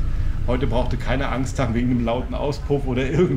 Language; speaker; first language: German; native; German